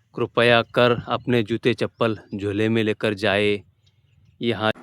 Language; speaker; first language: Hindi; non-native, local second language; Marathi